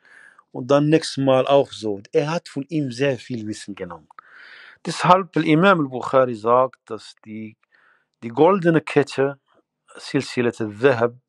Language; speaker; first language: German; non-native, fluent; Arabic